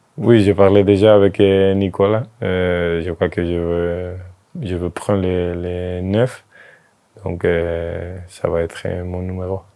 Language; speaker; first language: French; non-native, fluent; Spanish